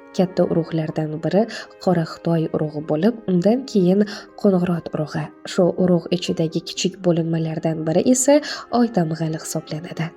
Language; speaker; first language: Uzbek; native; Uzbek